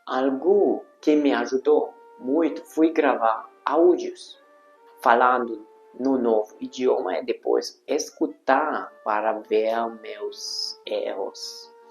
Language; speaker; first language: Portuguese; non-native, fluent; Hungarian